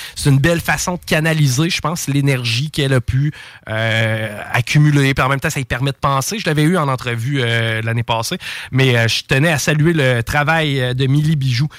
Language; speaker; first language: French; native; French